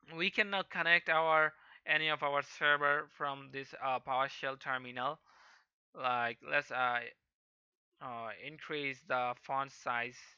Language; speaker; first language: English; non-native, local second language; Hindi